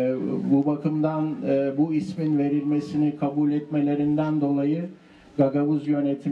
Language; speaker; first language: Turkish; native; Turkish